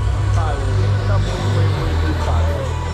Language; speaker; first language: Spanish; non-native, fluent; Portuguese